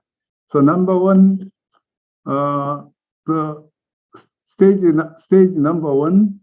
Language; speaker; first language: English; non-native, learner; Korean